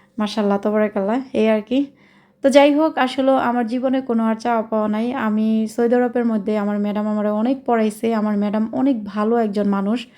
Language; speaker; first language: Bangla; native; Bangla